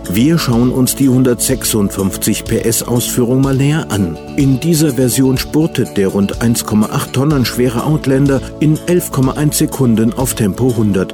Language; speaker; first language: German; native; German